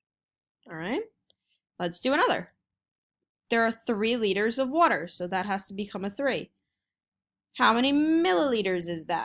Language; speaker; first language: English; native; English